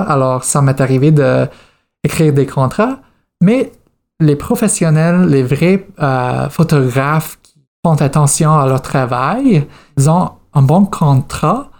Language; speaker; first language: French; non-native, fluent; English